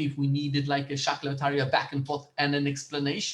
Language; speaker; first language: English; native; English